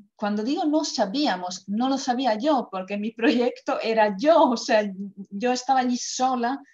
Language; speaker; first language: Spanish; non-native, fluent; Croatian